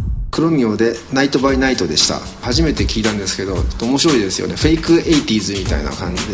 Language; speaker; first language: Japanese; native; Japanese